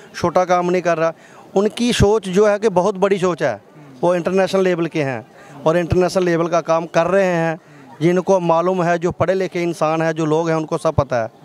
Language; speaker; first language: Hindi; native; Hindi